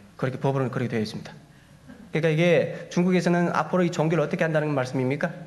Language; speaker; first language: Korean; native; Korean